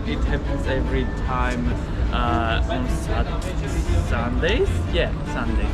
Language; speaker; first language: English; non-native, learner; Armenian